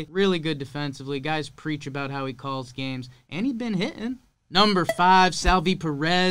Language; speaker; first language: English; native; English